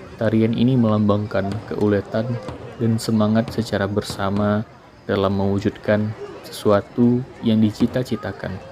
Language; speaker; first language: Indonesian; native; Indonesian